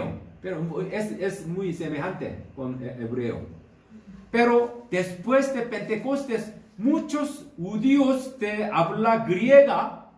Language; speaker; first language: Spanish; non-native, fluent; Korean